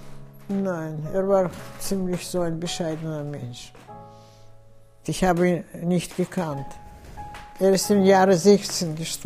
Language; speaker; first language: German; non-native, fluent; Russian